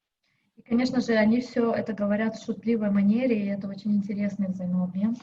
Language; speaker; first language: Russian; native; Russian